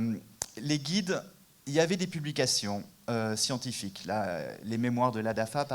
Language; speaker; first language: French; native; French